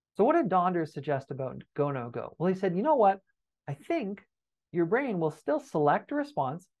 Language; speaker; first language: English; native; English